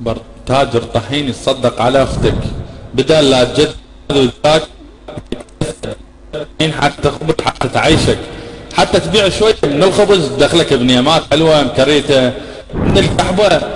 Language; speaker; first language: Arabic; native; Arabic